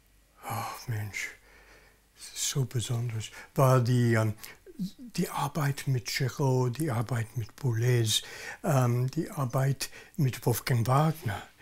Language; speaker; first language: German; non-native, learner; English